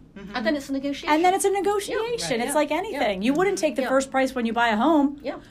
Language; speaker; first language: English; early bilingual, other home language; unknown